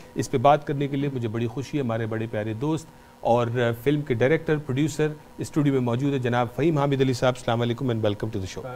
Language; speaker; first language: Urdu; native; Urdu